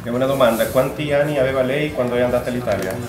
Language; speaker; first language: Italian; non-native, learner; Spanish